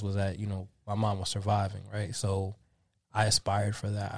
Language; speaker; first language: English; native; English